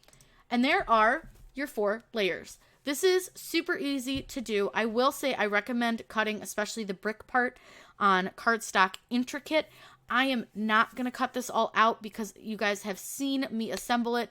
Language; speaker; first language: English; native; English